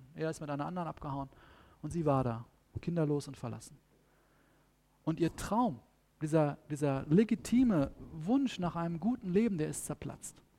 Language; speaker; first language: German; native; German